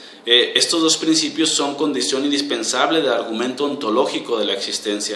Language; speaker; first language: Spanish; native; Spanish